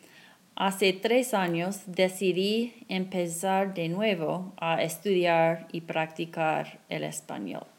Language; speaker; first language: Spanish; non-native, fluent; English